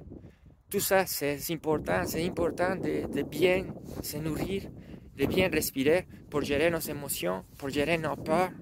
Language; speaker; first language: French; non-native, learner; Spanish